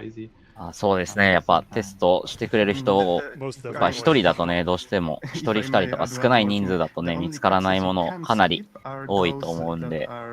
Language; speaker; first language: Japanese; native; Japanese